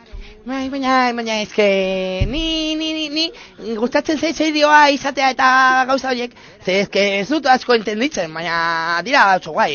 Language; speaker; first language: Basque; non-native, local second language; Spanish